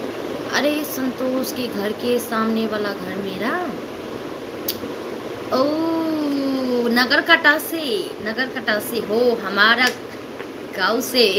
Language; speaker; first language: Hindi; non-native, learner; Nepali